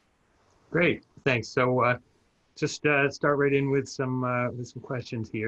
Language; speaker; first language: English; native; English